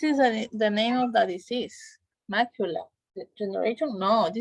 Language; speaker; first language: English; non-native, learner; Spanish